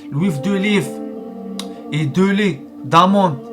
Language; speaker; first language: French; non-native, learner; Arabic